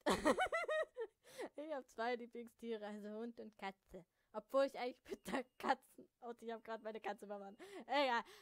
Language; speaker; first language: German; native; German